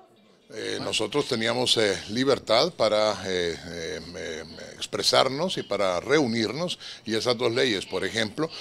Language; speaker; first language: Spanish; native; Spanish